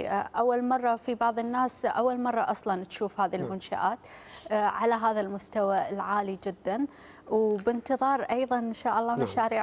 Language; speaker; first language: Arabic; native; Arabic